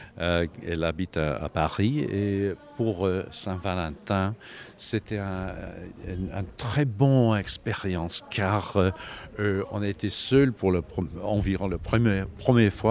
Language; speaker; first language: French; non-native, learner; English